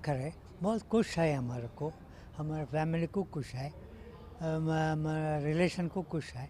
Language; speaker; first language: Hindi; non-native, local second language; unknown